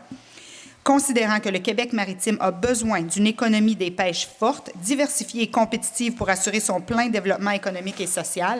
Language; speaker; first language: French; native; French